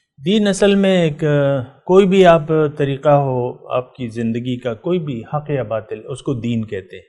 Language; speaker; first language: Urdu; non-native, local second language; Pashto